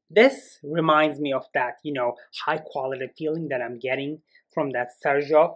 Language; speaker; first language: English; non-native, fluent; Turkish